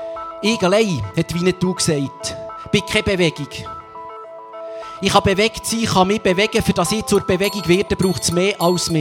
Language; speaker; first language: German; native; German